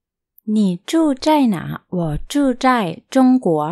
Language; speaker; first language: Chinese; non-native, fluent; Thai